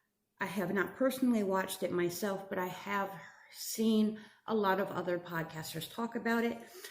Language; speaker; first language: English; native; English